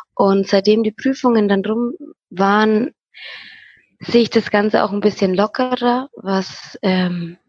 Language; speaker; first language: German; native; German